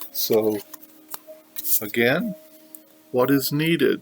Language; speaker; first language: English; native; English